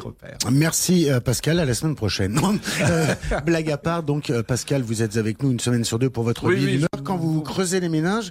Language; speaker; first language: French; native; French